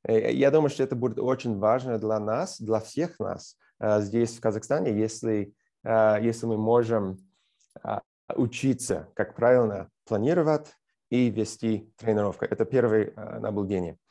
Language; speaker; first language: Russian; non-native, fluent; English